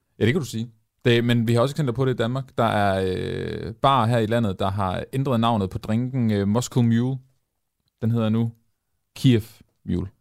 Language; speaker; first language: Danish; native; Danish